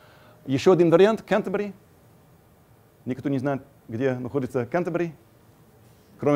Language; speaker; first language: Russian; non-native, fluent; English